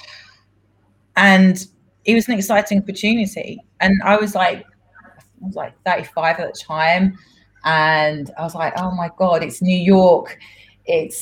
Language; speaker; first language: English; non-native, local second language; Greek